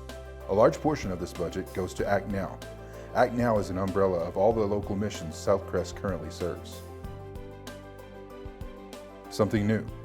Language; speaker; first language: English; native; English